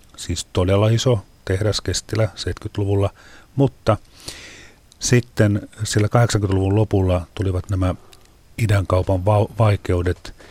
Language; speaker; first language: Finnish; native; Finnish